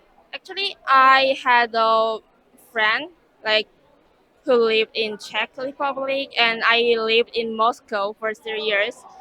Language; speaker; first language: English; non-native, learner; Korean